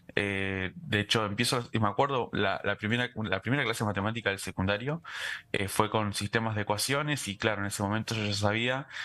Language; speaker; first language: Spanish; native; Spanish